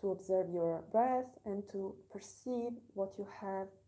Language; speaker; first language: English; non-native, fluent; Italian